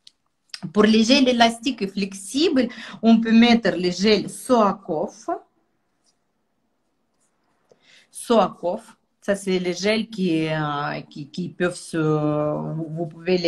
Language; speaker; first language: French; non-native, fluent; Russian